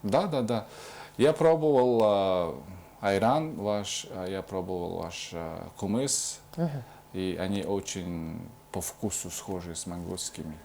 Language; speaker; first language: Russian; non-native, fluent; Mongolian